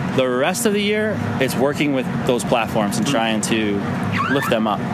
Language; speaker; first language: English; native; English